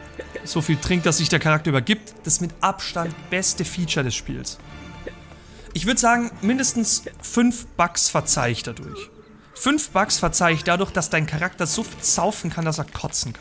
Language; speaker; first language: German; native; German